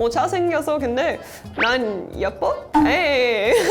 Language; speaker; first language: Korean; non-native, learner; English